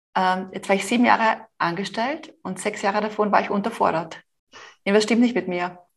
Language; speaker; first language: German; native; German